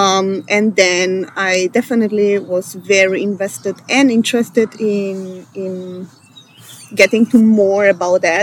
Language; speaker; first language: English; non-native, fluent; Polish